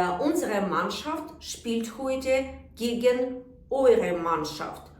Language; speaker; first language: German; non-native, fluent; Ukrainian